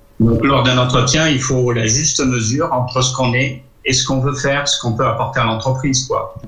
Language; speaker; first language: French; non-native, local second language; Arabic